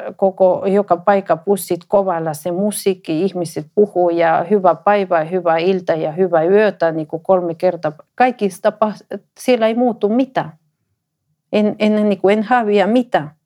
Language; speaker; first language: Finnish; non-native, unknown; Spanish